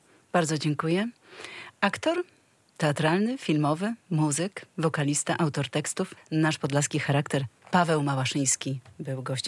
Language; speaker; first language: Polish; native; Polish